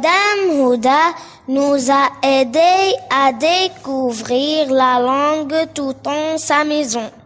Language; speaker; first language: French; non-native, learner; Arabic